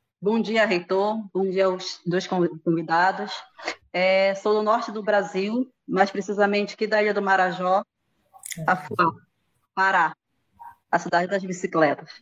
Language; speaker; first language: Portuguese; native; Portuguese